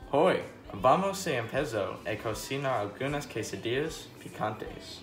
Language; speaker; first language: Spanish; non-native, learner; English